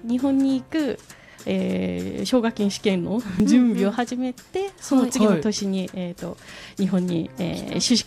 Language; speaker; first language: Japanese; non-native, fluent; Korean